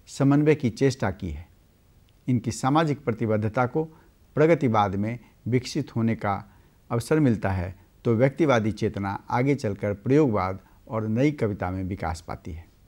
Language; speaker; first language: Hindi; native; Hindi